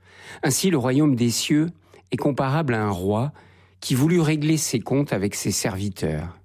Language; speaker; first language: French; native; French